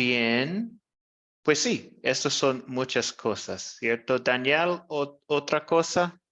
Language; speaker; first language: Spanish; non-native, fluent; English